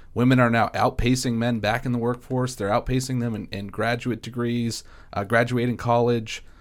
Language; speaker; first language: English; native; English